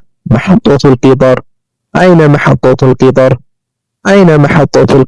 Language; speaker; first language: Arabic; non-native, learner; Amharic